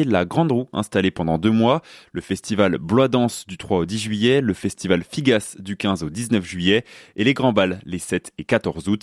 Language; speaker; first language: French; native; French